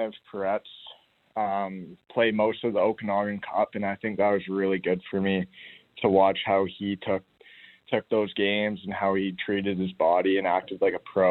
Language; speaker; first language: English; native; English